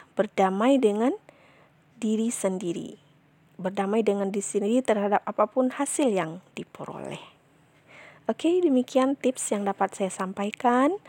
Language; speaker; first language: Indonesian; non-native, local second language; Minangkabau